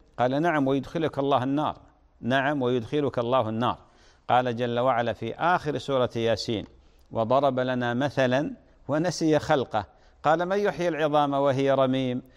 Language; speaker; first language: Arabic; native; Arabic